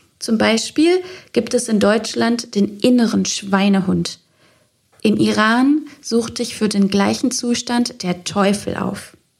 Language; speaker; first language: German; native; German